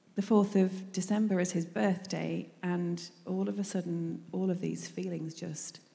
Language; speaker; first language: English; native; English